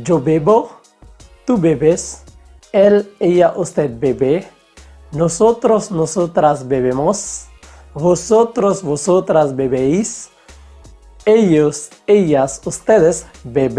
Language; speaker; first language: Spanish; non-native, fluent; Hindi